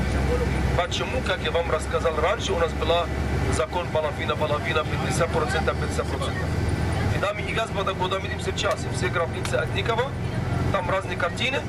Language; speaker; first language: Russian; non-native, fluent; Arabic